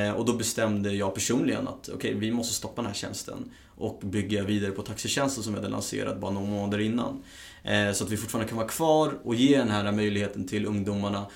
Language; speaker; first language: Swedish; early bilingual, other home language; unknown